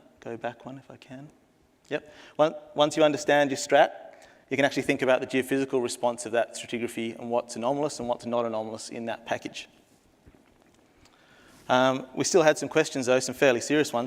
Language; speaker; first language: English; native; English